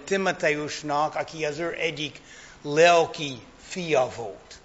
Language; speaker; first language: Hungarian; non-native, fluent; English